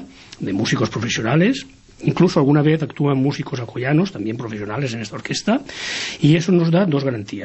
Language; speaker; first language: Spanish; native; Spanish